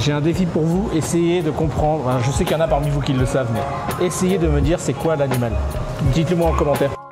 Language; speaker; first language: French; native; French